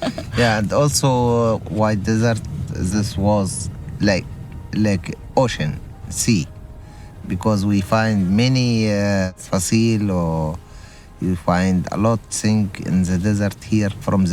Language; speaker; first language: English; non-native, learner; Arabic